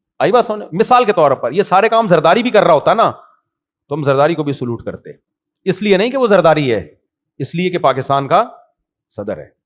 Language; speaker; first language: Urdu; native; Urdu